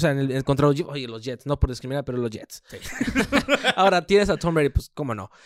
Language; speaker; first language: Spanish; early bilingual, heritage; Spanish